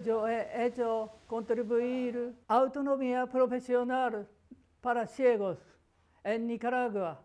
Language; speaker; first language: Spanish; non-native, learner; Japanese